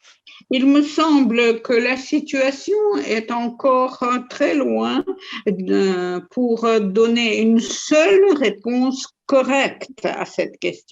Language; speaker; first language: French; non-native, fluent; Russian